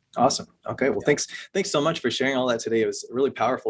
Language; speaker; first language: English; native; English